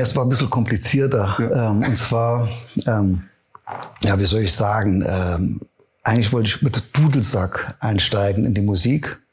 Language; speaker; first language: German; native; German